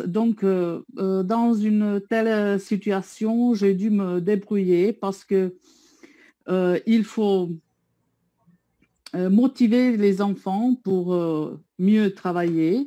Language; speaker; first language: French; non-native, fluent; Serbian